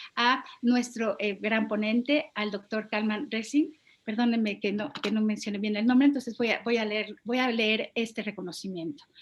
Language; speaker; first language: Spanish; native; Spanish